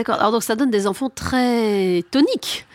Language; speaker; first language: French; native; French